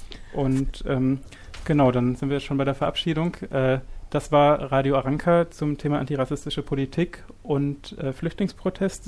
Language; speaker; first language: German; native; German